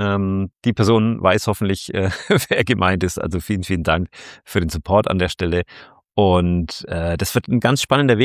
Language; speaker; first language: German; native; German